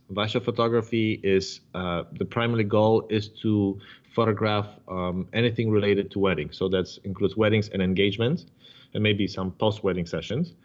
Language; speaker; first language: English; non-native, fluent; Polish